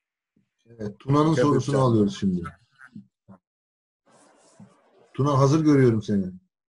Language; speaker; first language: Turkish; native; Turkish